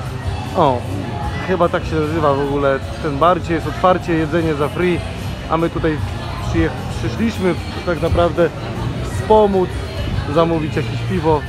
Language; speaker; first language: Polish; native; Polish